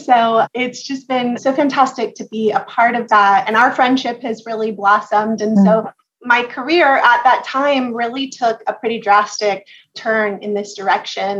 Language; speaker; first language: English; native; English